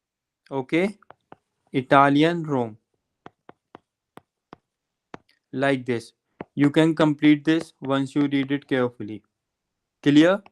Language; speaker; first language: English; non-native, local second language; Hindi